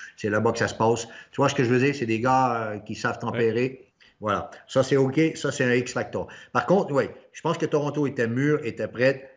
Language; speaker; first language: French; native; French